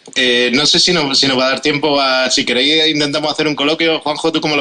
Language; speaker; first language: Spanish; native; Spanish